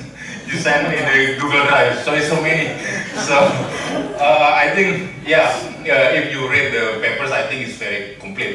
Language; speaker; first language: English; non-native, learner; Indonesian